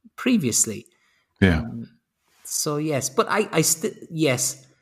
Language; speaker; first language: English; native; English